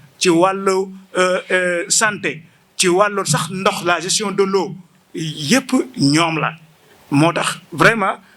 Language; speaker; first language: Wolof; non-native, local second language; Fula